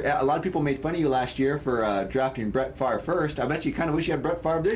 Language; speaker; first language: English; native; English